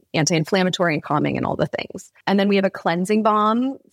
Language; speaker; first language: English; native; English